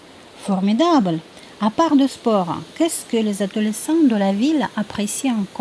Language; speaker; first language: French; non-native, fluent; Russian